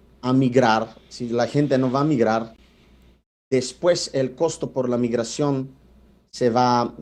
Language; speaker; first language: Spanish; non-native, fluent; Italian